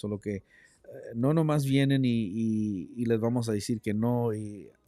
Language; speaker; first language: Spanish; early bilingual, other home language; English